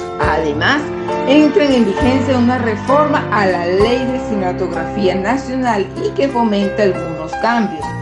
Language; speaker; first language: Spanish; native; Spanish